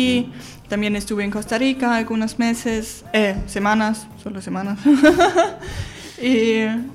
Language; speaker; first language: Spanish; non-native, fluent; German